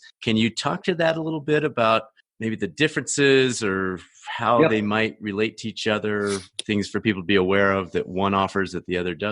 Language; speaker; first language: English; native; English